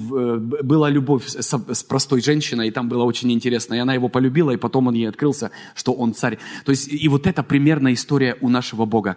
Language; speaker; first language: Russian; native; Russian